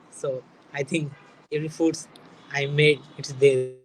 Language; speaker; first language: English; non-native, learner; Bangla